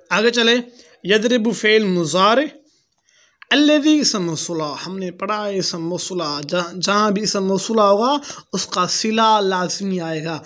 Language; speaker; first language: Urdu; non-native, local second language; Pashto